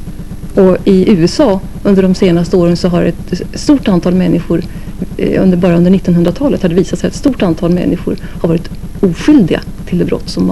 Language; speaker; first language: Swedish; native; Swedish